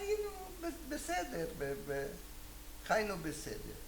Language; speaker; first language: Hebrew; non-native, fluent; Hungarian